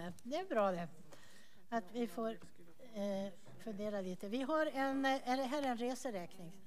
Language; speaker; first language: Swedish; native; Swedish